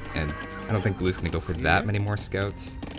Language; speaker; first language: English; native; English